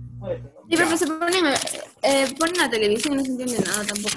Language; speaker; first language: Spanish; native; Spanish